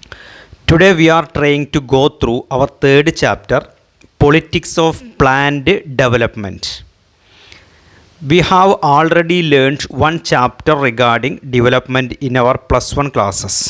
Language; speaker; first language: English; non-native, local second language; Malayalam